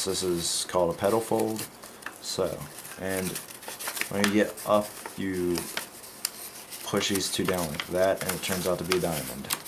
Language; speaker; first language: English; native; English